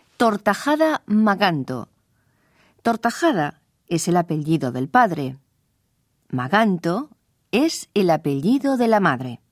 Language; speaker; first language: Spanish; native; Spanish